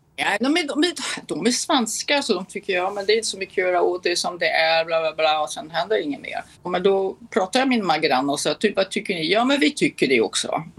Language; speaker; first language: Swedish; non-native, fluent; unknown